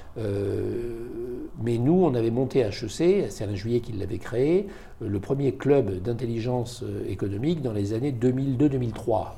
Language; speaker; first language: French; native; French